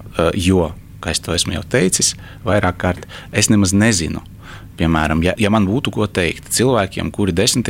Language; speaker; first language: Latvian; non-native, local second language; Russian